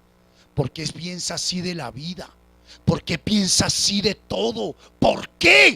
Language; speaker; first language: Spanish; native; Spanish